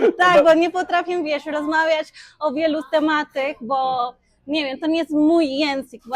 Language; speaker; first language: Polish; non-native, fluent; Spanish